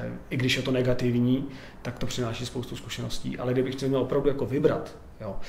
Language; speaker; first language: Czech; native; Czech